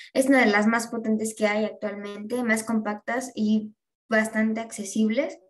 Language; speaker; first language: Spanish; native; Spanish